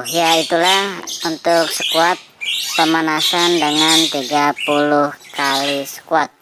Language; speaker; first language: Indonesian; native; Indonesian